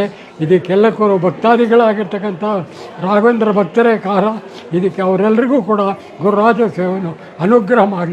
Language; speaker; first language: Kannada; native; Kannada